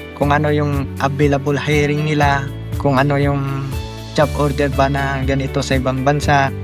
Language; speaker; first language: Filipino; non-native, local second language; Iloko